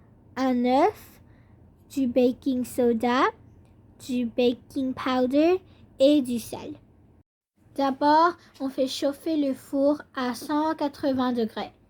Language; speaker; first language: French; non-native, learner; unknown